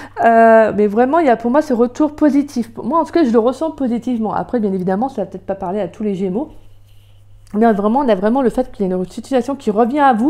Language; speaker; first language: French; native; French